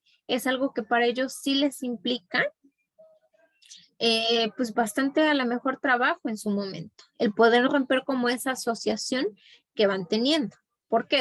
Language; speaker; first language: Spanish; native; Spanish